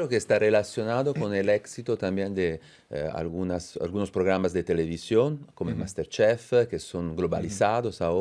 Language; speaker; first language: Spanish; non-native, fluent; Italian